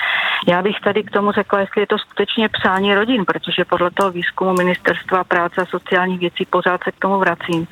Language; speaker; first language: Czech; native; Czech